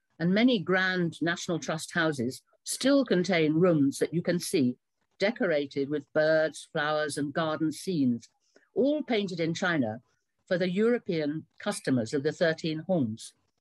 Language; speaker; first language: English; native; English